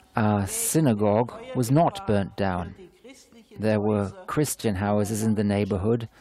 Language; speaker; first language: English; non-native, fluent; German